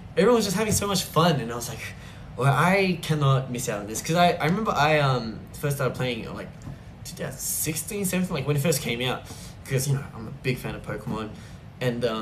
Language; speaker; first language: English; early bilingual, other home language; Korean